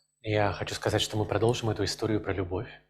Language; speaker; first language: Russian; native; Russian